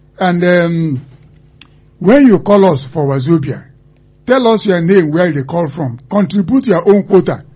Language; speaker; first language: Nigerian Pidgin; non-native, local second language; Igbo